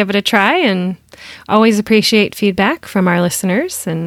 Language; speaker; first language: English; native; English